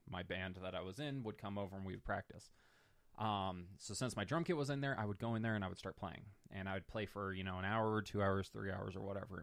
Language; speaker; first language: English; native; English